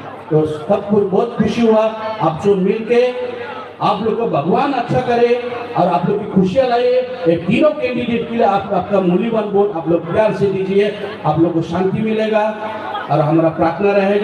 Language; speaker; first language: Hindi; non-native, local second language; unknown